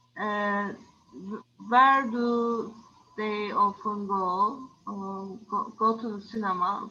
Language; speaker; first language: English; non-native, learner; Turkish